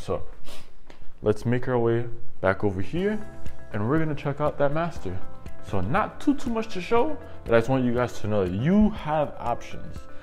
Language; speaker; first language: English; early bilingual, other home language; Spanish